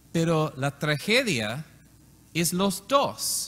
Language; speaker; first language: Spanish; non-native, learner; English